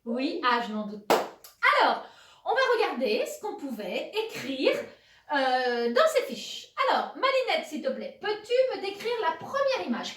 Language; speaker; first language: French; native; French